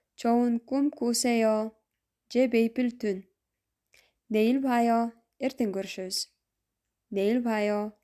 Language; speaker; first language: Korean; non-native, fluent; Kyrgyz